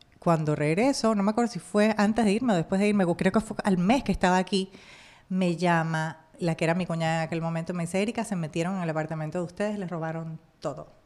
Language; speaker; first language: Spanish; native; Spanish